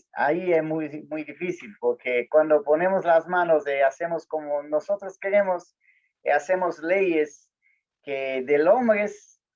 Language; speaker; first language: Spanish; non-native, learner; Portuguese